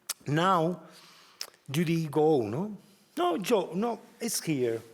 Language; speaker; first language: English; non-native, learner; Spanish